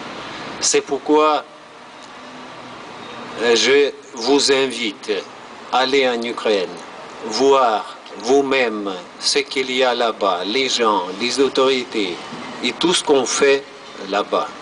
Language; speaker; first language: French; non-native, fluent; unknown